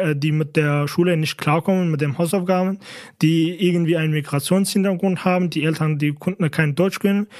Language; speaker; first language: German; non-native, fluent; Kurdish